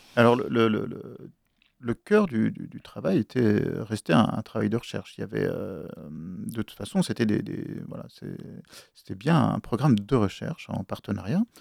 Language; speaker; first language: French; native; French